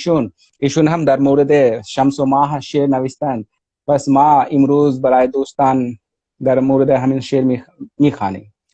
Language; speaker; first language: Persian; non-native, learner; Hindi